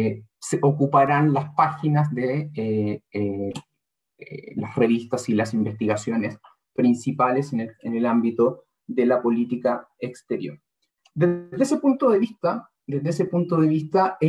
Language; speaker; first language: Spanish; native; Spanish